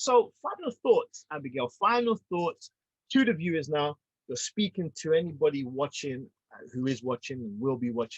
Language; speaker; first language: English; native; English